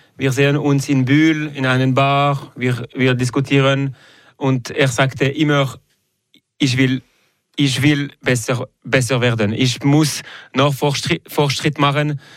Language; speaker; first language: German; non-native, local second language; French